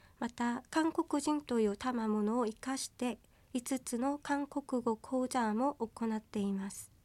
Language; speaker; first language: Japanese; non-native, fluent; Korean